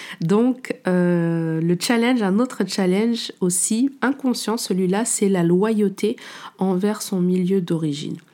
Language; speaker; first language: French; native; French